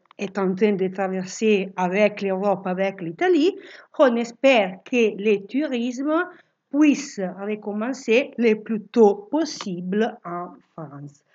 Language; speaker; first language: French; non-native, fluent; Italian